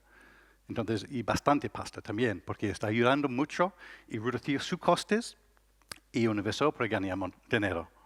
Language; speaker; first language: Spanish; non-native, learner; English